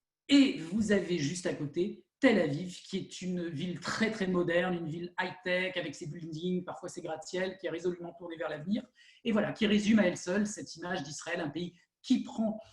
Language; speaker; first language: French; native; French